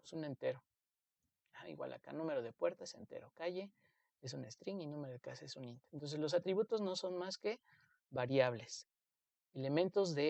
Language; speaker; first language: Spanish; native; Spanish